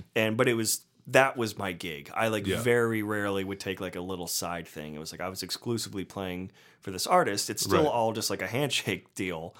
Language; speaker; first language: English; native; English